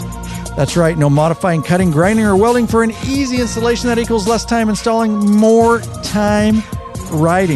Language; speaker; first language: English; native; English